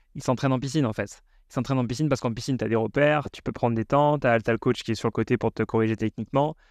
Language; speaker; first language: French; native; French